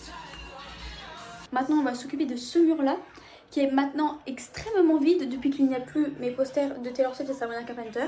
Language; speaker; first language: French; native; French